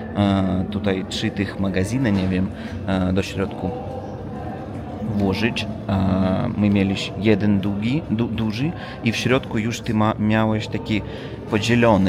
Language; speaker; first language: Polish; non-native, learner; Russian